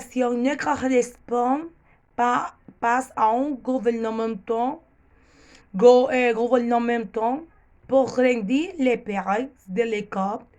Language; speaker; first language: French; non-native, learner; Spanish